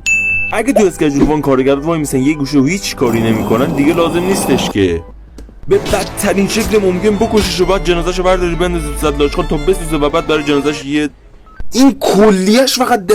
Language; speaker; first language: Persian; native; Persian